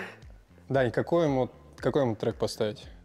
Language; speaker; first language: Russian; native; Russian